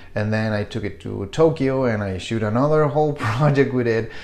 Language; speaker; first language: English; non-native, fluent; Spanish